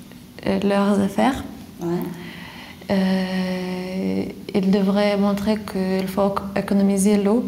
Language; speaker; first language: French; non-native, fluent; Lithuanian